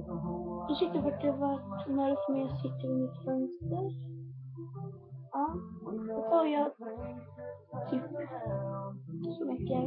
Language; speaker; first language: Swedish; non-native, learner; Korean